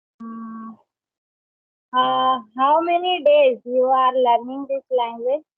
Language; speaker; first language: English; non-native, learner; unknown